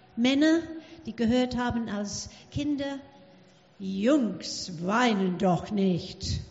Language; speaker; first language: German; non-native, fluent; English